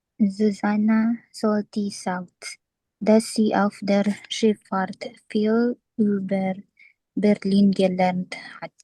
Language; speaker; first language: German; non-native, learner; Filipino